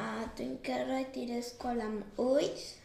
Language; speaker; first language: Welsh; non-native, learner; Spanish